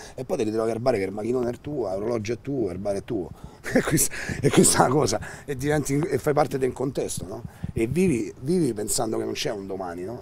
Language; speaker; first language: Italian; native; Italian